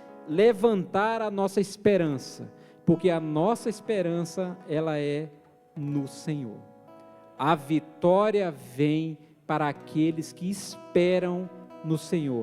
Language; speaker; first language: Portuguese; native; Portuguese